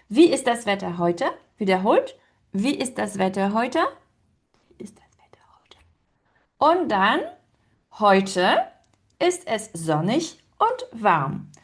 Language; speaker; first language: German; non-native, fluent; French